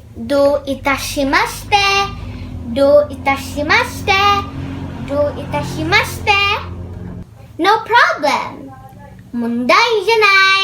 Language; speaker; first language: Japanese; non-native, learner; Filipino